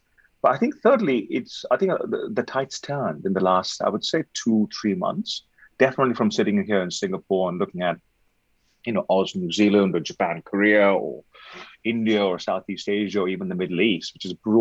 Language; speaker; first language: English; non-native, local second language; Hindi